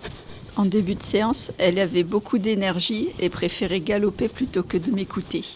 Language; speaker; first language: French; native; French